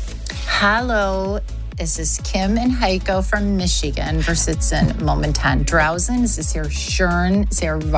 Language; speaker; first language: German; non-native, learner; English